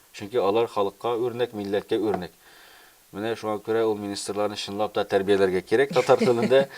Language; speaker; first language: Tatar; early bilingual, heritage; Tatar